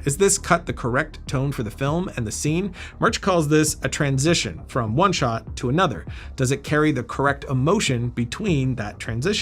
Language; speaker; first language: English; native; English